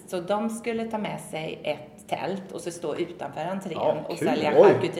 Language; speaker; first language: Swedish; native; Swedish